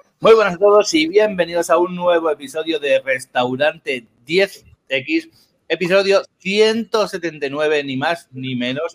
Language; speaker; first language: Spanish; native; Spanish